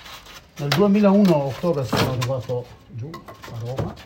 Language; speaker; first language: Italian; non-native, learner; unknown